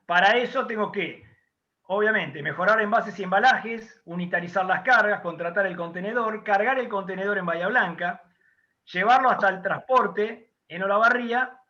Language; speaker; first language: Spanish; native; Spanish